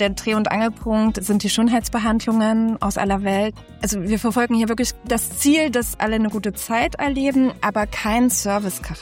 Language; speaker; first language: German; native; German